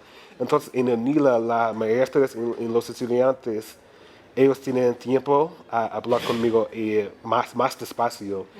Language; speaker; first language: Spanish; non-native, learner; English